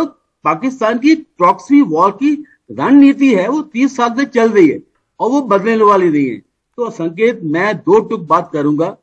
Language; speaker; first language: Hindi; native; Hindi